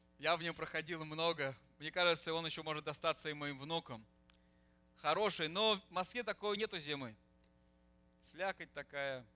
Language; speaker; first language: Russian; native; Russian